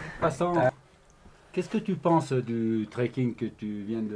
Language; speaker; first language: French; native; French